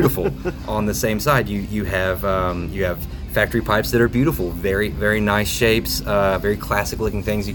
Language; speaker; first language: English; native; English